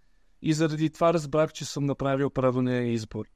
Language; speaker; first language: Bulgarian; early bilingual, heritage; Bulgarian